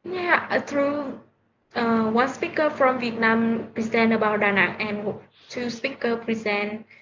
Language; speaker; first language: English; non-native, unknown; Vietnamese